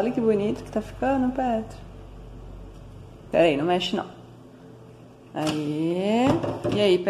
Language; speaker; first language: Portuguese; native; Portuguese